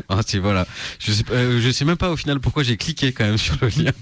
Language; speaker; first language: French; native; French